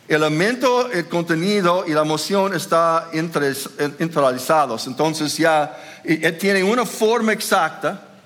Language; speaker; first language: Spanish; non-native, fluent; English